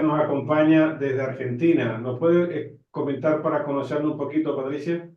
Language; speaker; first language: Spanish; native; Spanish